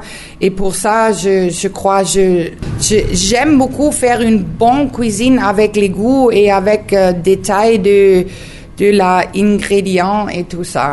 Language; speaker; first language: French; non-native, learner; German